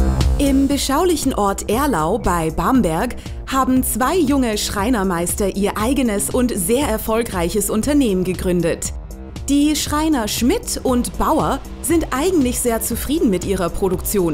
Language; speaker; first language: German; native; German